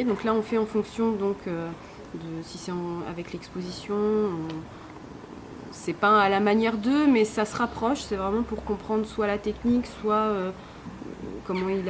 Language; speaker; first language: French; native; French